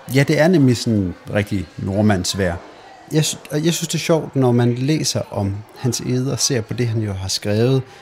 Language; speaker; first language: Danish; native; Danish